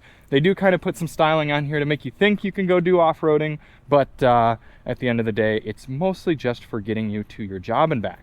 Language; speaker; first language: English; native; English